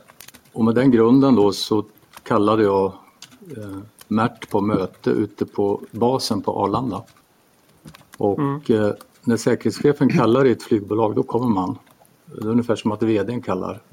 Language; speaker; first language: Swedish; native; Swedish